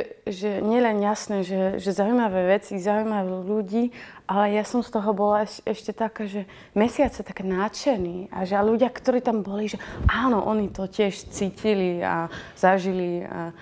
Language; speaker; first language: Slovak; non-native, fluent; Dutch